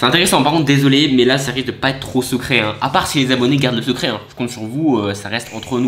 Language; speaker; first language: French; native; French